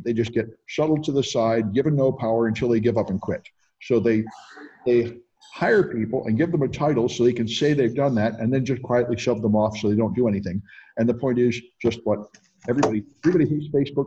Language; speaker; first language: English; native; English